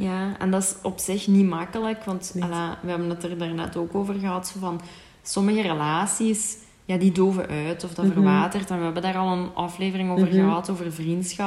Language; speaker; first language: Dutch; native; Dutch